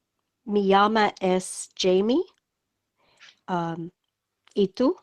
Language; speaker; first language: Spanish; non-native, learner; English